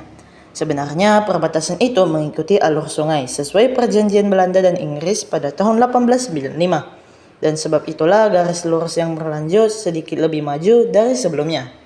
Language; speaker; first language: Indonesian; native; Indonesian